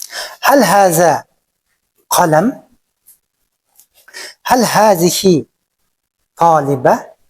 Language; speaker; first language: Arabic; non-native, fluent; Kyrgyz